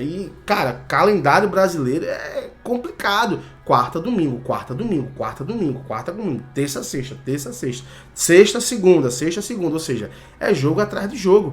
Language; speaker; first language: Portuguese; native; Portuguese